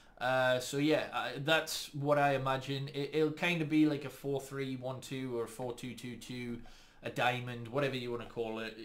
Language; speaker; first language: English; native; English